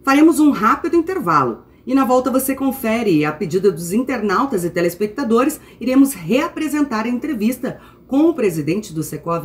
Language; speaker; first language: Portuguese; native; Portuguese